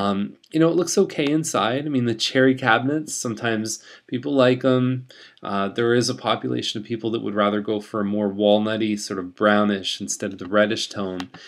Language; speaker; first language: English; native; English